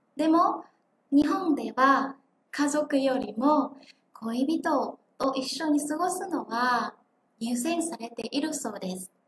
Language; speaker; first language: Japanese; non-native, fluent; Vietnamese